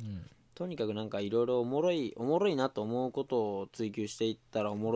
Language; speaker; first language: Japanese; native; Japanese